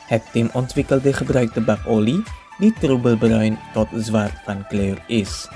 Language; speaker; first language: Dutch; non-native, fluent; Indonesian